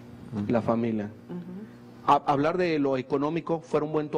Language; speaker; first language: Spanish; native; Spanish